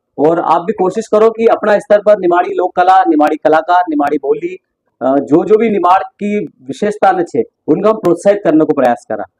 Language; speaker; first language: Hindi; native; Hindi